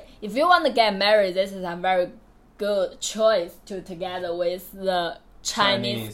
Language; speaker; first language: English; non-native, learner; Chinese